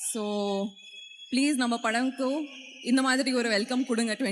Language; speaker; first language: Tamil; non-native, learner; Kannada